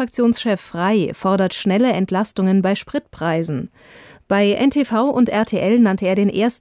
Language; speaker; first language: German; native; German